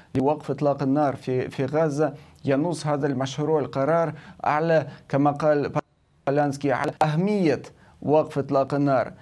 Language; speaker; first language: Arabic; non-native, fluent; Russian